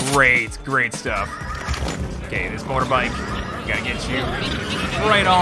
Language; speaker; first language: English; native; English